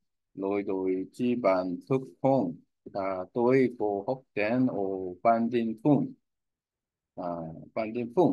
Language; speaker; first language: Vietnamese; non-native, learner; Korean